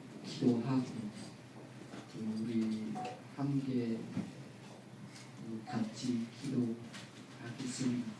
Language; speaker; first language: Korean; non-native, learner; Lao